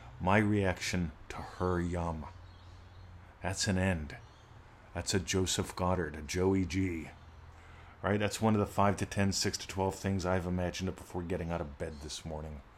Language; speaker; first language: English; native; English